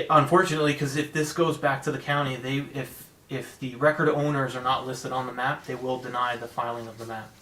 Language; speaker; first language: English; native; English